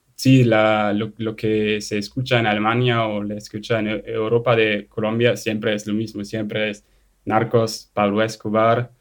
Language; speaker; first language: Spanish; non-native, fluent; German